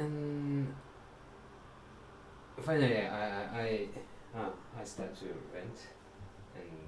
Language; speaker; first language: English; non-native, learner; Japanese